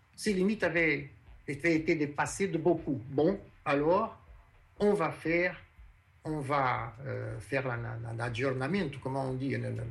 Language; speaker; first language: French; non-native, fluent; Portuguese